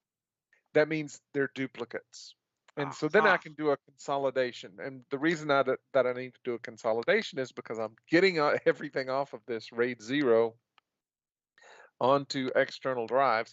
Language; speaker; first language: English; native; English